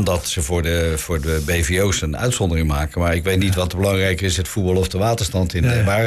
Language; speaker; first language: Dutch; native; Dutch